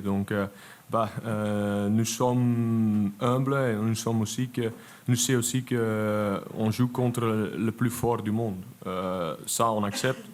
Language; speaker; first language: French; non-native, local second language; Dutch